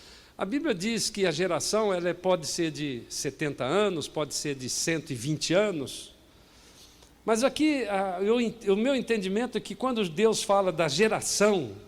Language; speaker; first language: Portuguese; native; Portuguese